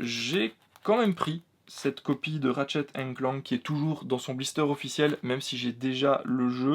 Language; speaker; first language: French; native; French